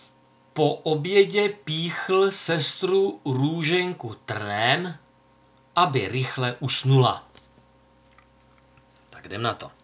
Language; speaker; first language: Czech; native; Czech